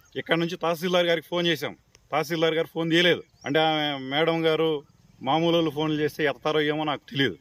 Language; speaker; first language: Telugu; native; Telugu